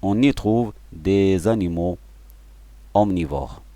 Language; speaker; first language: French; non-native, local second language; Arabic